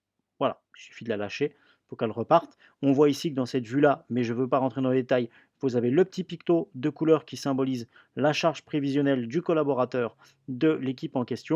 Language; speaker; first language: French; native; French